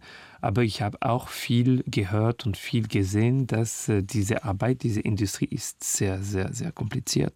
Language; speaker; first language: German; non-native, learner; French